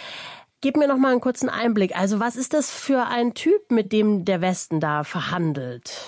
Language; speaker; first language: German; native; German